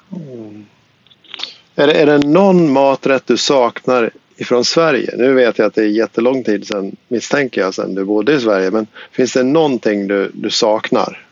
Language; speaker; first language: Swedish; native; Swedish